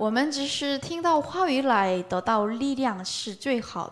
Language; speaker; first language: Chinese; non-native, learner; Korean